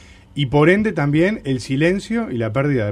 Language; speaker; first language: Spanish; native; Spanish